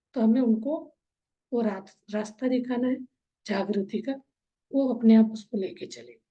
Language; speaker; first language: Hindi; non-native, local second language; Kannada